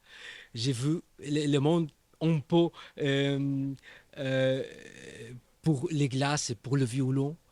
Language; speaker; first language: French; non-native, learner; Portuguese